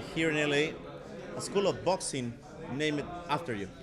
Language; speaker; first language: English; non-native, fluent; Spanish